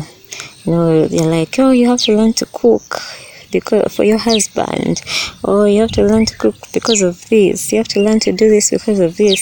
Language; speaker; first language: English; non-native, local second language; Ganda